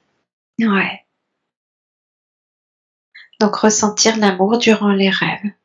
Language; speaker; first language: French; native; French